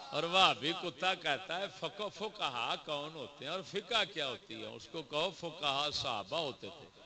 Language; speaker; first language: Urdu; non-native, local second language; Punjabi